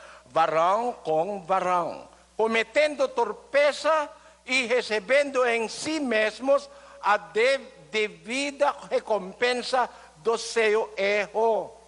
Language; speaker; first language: Portuguese; non-native, learner; Filipino